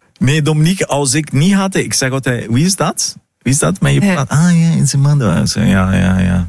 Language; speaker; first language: Dutch; non-native, fluent; Portuguese